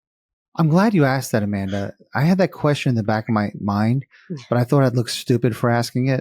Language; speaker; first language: English; native; English